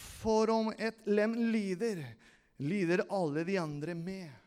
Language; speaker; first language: Norwegian; non-native, fluent; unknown